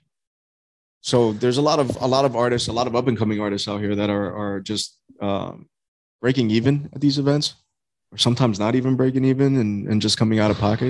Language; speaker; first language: English; native; English